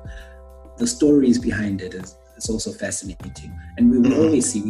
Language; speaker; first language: English; non-native, local second language; North Ndebele